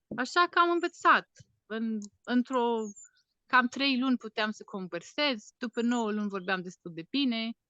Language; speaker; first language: Romanian; non-native, fluent; English